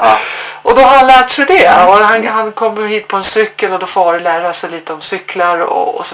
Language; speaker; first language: Swedish; native; Swedish